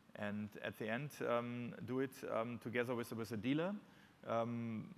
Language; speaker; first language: English; non-native, fluent; German